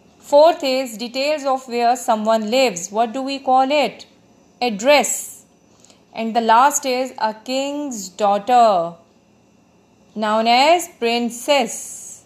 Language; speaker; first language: English; non-native, local second language; Urdu